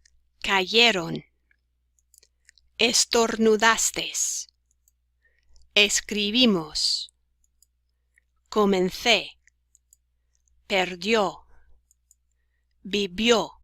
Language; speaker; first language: Spanish; non-native, fluent; English